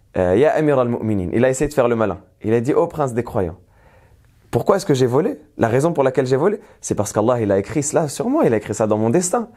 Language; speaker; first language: French; native; French